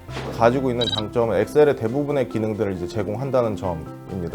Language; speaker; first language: Korean; native; Korean